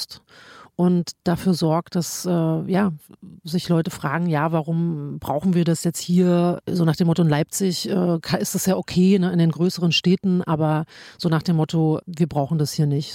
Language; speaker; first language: German; native; German